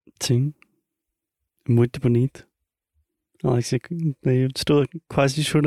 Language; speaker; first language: Portuguese; non-native, fluent; English